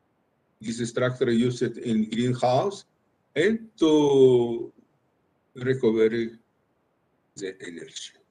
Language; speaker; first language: English; non-native, learner; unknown